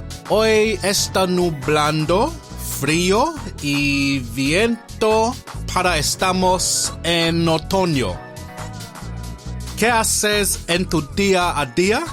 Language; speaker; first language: Spanish; non-native, learner; English